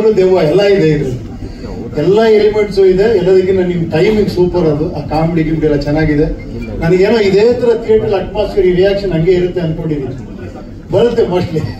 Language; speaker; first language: Kannada; native; Kannada